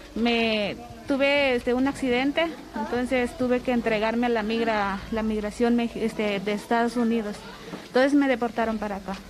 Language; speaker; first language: Spanish; native; Spanish